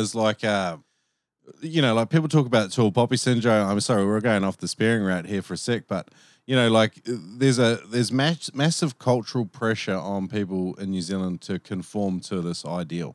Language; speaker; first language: English; native; English